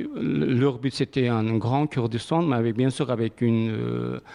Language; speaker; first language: French; non-native, learner; Kurdish